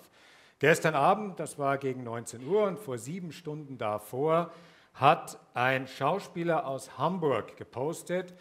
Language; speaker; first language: German; native; German